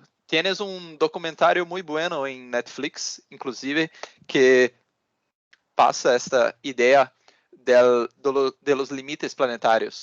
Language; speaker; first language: Portuguese; non-native, learner; Spanish